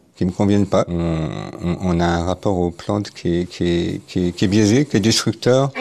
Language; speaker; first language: French; native; French